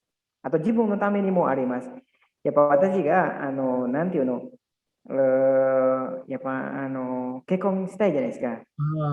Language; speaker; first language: Japanese; non-native, learner; Indonesian